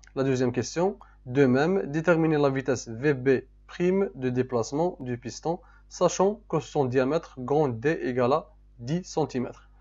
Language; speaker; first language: French; non-native, local second language; Arabic